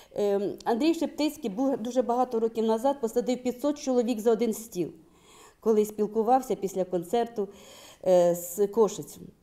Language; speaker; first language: Ukrainian; native; Ukrainian